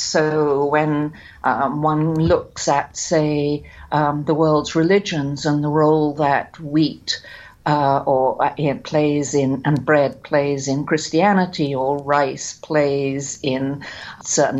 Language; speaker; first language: English; native; English